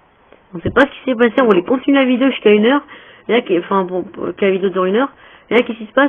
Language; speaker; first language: French; native; French